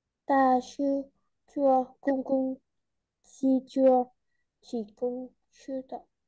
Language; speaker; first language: Chinese; non-native, learner; Vietnamese